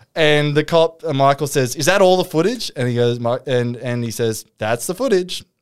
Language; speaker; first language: English; native; English